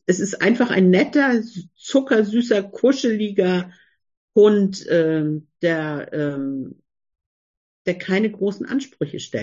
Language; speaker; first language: German; native; German